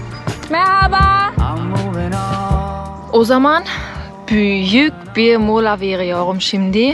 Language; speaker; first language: Turkish; non-native, learner; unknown